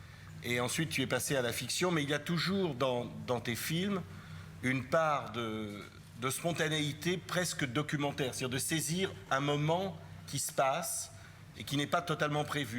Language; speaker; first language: French; native; French